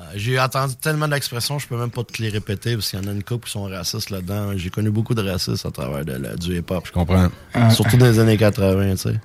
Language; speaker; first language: French; native; French